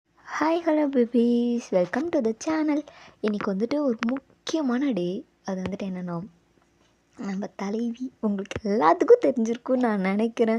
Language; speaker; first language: Tamil; native; Tamil